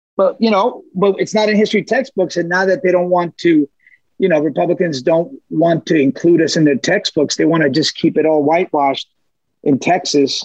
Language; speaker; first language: English; early bilingual, other home language; Spanish